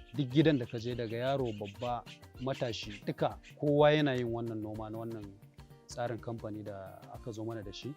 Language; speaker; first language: Hausa; native; Hausa